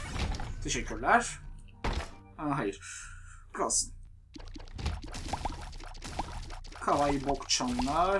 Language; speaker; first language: Turkish; native; Turkish